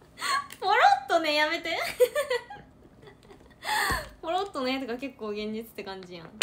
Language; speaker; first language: Japanese; native; Japanese